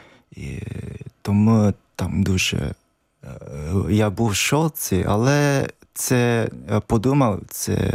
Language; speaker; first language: Ukrainian; non-native, learner; Japanese